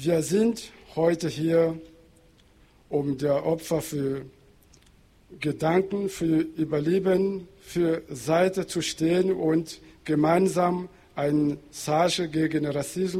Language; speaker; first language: German; non-native, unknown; Portuguese